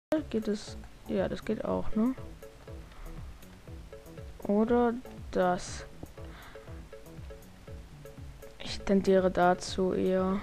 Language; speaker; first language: German; native; German